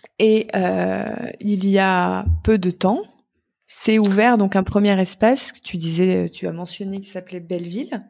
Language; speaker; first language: French; native; French